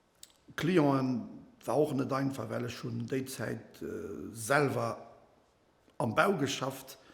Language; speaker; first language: German; non-native, learner; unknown